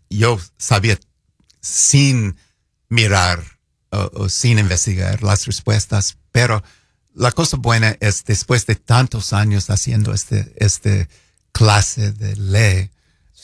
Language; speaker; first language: Spanish; non-native, fluent; English